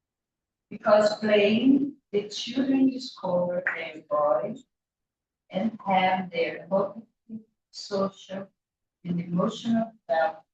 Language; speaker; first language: English; non-native, learner; Portuguese